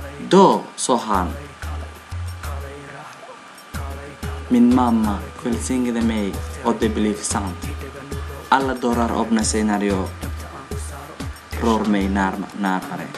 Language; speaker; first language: Swedish; non-native, learner; Somali